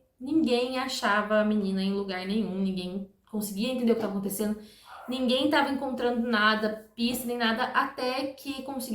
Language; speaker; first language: Portuguese; native; Portuguese